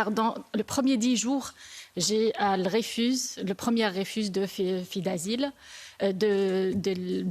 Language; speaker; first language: French; non-native, learner; Arabic